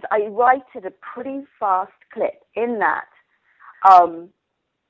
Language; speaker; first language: English; native; English